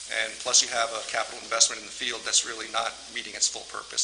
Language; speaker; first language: English; native; English